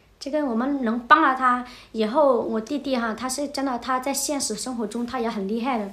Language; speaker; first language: Chinese; non-native, fluent; Vietnamese